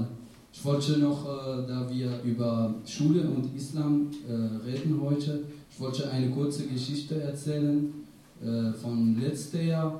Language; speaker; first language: German; non-native, fluent; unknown